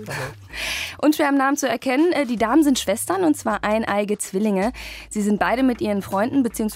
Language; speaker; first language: German; native; German